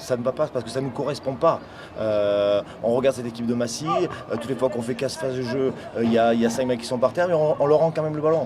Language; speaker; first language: French; native; French